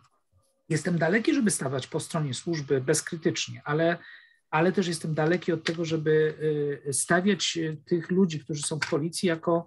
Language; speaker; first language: Polish; native; Polish